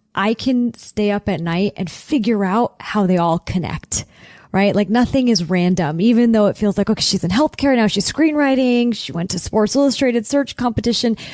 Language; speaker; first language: English; native; English